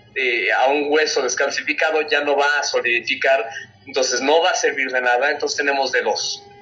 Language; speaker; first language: Spanish; native; Spanish